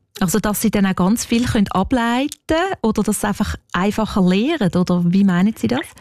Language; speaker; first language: German; native; German